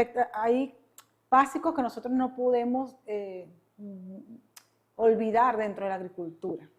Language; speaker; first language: Spanish; native; Spanish